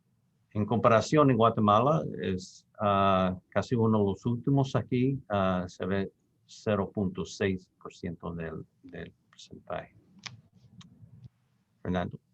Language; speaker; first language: Spanish; non-native, fluent; English